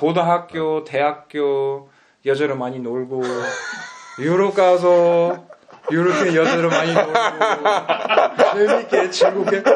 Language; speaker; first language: Korean; early bilingual, heritage; English